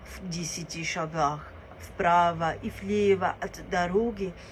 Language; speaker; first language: Russian; non-native, learner; Italian